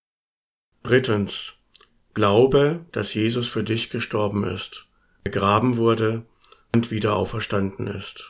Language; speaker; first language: German; native; German